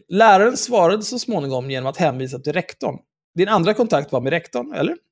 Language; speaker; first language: Swedish; native; Swedish